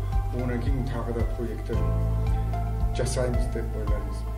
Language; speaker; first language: Kazakh; non-native, learner; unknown